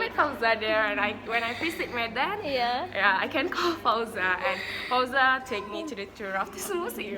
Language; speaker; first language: English; non-native, fluent; Indonesian